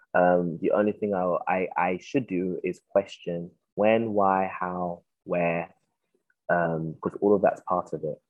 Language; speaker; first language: English; native; English